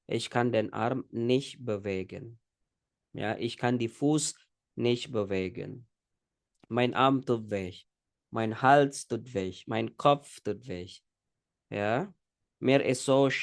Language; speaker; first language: German; non-native, fluent; Indonesian